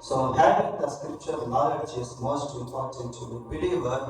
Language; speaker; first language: English; non-native, local second language; Telugu